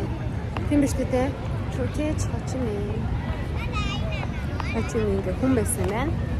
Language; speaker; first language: Mongolian; native; Mongolian